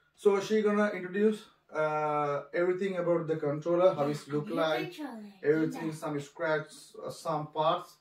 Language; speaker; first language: English; non-native, learner; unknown